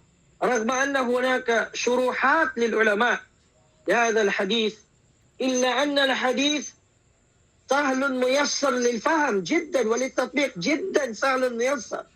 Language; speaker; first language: Arabic; non-native, fluent; Filipino